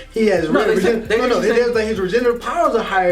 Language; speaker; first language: English; native; English